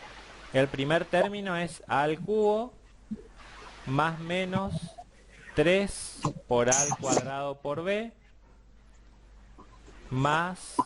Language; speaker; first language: Spanish; native; Spanish